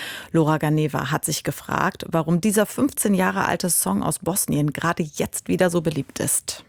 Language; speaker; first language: German; native; German